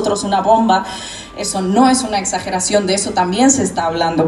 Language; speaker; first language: Spanish; non-native, fluent; Russian